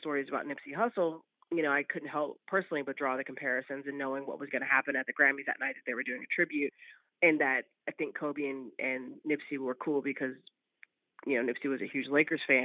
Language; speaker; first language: English; native; English